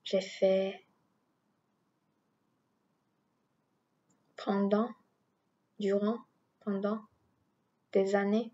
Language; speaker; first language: French; non-native, learner; English